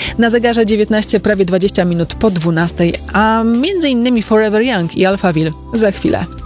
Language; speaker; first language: Polish; native; Polish